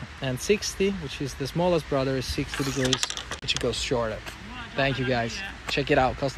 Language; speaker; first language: English; non-native, fluent; Italian